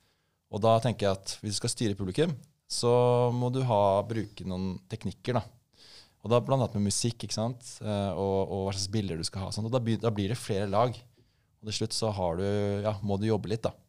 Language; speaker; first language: Norwegian; native; Norwegian